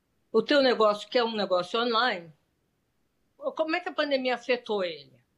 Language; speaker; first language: Portuguese; native; Portuguese